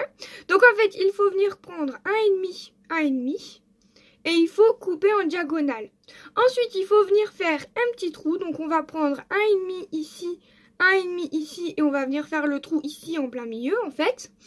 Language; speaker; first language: French; native; French